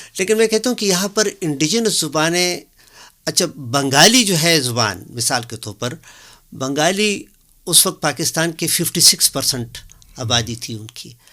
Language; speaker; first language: Urdu; non-native, local second language; Pashto